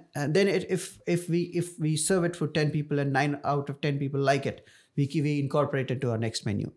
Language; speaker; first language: English; non-native, local second language; Punjabi